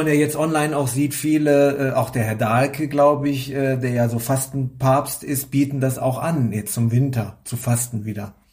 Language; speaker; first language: German; native; German